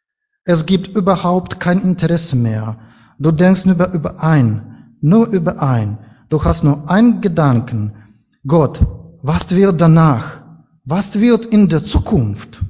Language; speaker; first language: German; non-native, learner; Ukrainian